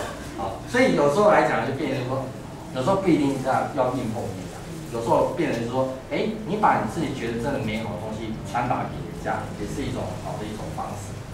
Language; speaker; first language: Chinese; native; Chinese